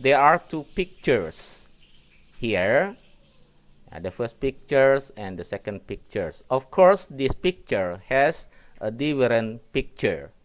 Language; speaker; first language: English; non-native, learner; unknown